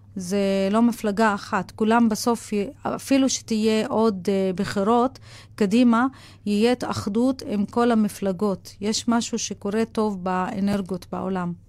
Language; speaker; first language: Hebrew; non-native, local second language; Arabic